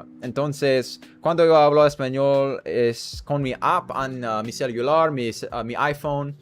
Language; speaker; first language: Spanish; non-native, learner; English